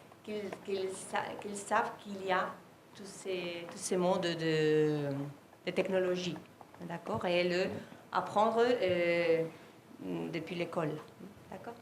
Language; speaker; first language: French; non-native, fluent; Spanish